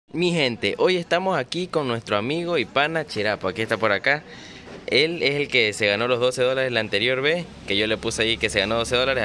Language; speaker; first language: Spanish; native; Spanish